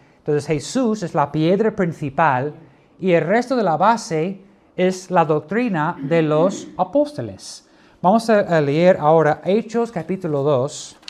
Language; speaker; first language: Spanish; non-native, fluent; English